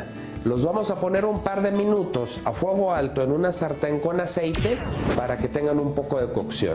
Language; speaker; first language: Spanish; native; Spanish